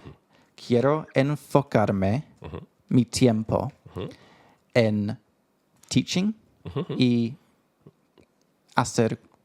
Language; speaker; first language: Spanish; non-native, fluent; English